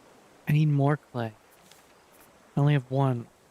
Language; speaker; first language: English; native; English